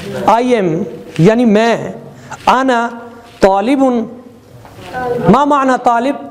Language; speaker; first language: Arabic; non-native, fluent; Urdu